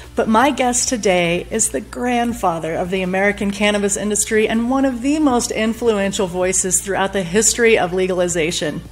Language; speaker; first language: English; native; English